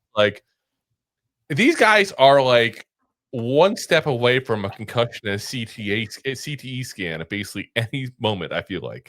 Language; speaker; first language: English; native; English